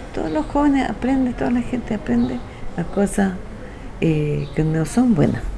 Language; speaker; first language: Spanish; native; Spanish